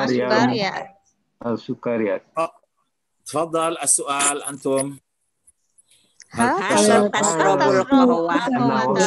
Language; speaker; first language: Arabic; non-native, fluent; Indonesian